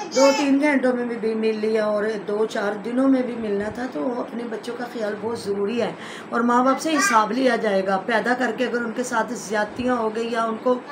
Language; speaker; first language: Urdu; non-native, local second language; Punjabi